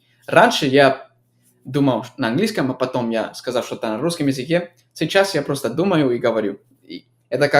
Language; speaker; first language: Russian; non-native, fluent; English